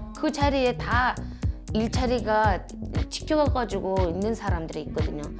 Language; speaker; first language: Korean; non-native, fluent; Mongolian